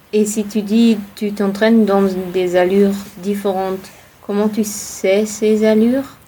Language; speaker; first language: French; non-native, fluent; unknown